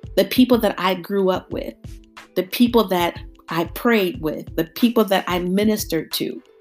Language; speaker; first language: English; native; English